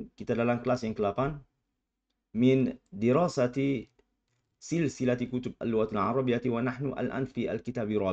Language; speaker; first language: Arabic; non-native, fluent; Malay